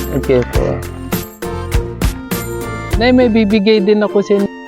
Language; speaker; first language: Filipino; non-native, learner; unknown